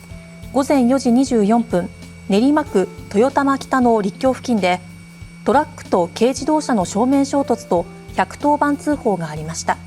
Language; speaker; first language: Japanese; native; Japanese